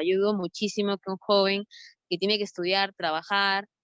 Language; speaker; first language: Spanish; native; Spanish